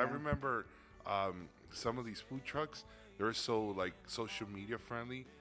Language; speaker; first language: English; early bilingual, other home language; Spanish